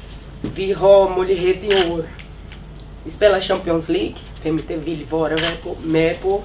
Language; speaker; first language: Swedish; non-native, fluent; Portuguese